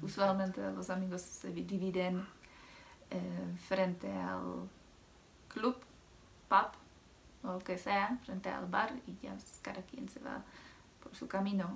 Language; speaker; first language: Spanish; non-native, fluent; Czech